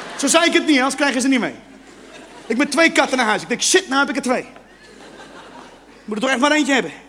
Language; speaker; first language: Dutch; non-native, fluent; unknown